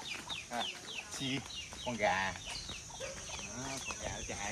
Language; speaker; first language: Chinese; non-native, fluent; Vietnamese